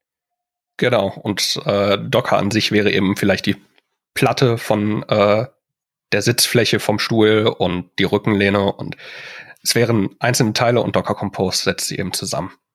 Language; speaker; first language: German; native; German